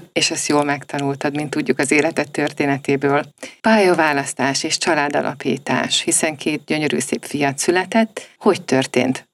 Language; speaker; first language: Hungarian; native; Hungarian